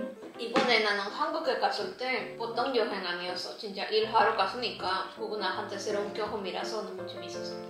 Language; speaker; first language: Korean; non-native, fluent; Spanish